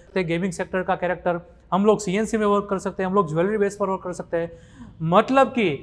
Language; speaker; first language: Hindi; non-native, local second language; Gujarati